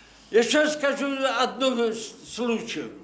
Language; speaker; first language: Russian; non-native, local second language; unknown